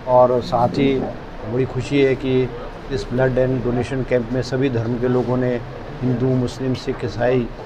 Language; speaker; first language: Hindi; native; Hindi